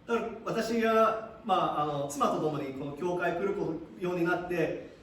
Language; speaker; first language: Japanese; early bilingual, heritage; Japanese